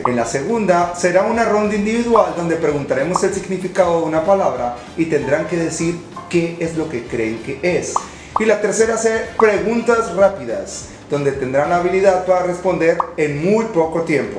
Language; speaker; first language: Spanish; native; Spanish